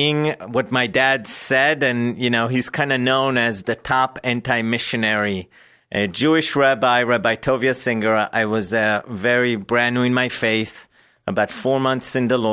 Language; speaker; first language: English; non-native, fluent; Hebrew